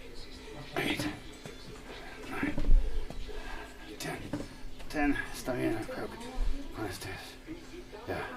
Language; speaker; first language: Spanish; non-native, learner; English